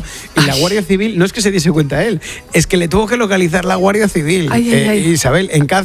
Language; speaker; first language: Spanish; native; Spanish